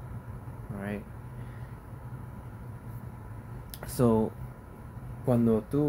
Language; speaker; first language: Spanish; early bilingual, heritage; Spanish